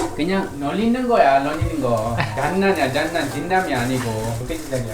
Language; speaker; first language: Korean; non-native, fluent; Malay